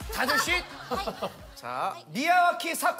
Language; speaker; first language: Korean; native; Korean